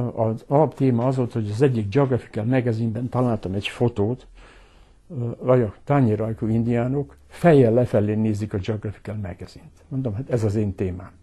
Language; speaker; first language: Hungarian; early bilingual, heritage; Hungarian